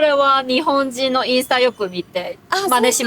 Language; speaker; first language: Japanese; non-native, learner; Cantonese